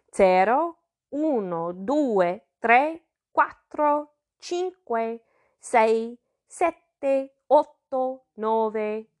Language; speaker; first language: Italian; non-native, fluent; English